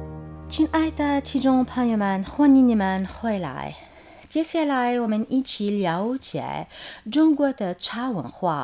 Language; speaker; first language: Chinese; non-native, fluent; Arabic